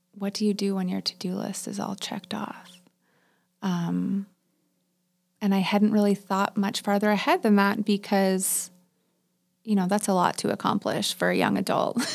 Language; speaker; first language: English; native; English